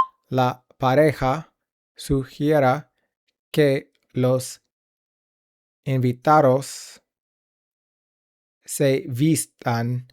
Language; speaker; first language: Spanish; non-native, learner; English